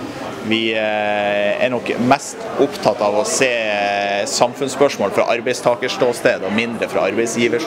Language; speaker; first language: Norwegian; native; Norwegian